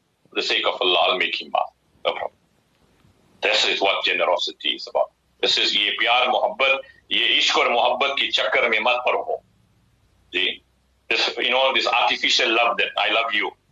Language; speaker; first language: English; native; English